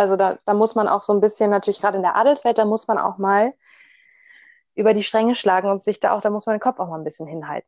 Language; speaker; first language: German; native; German